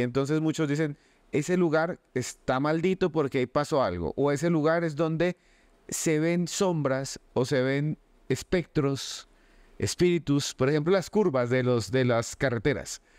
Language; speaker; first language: Spanish; native; Spanish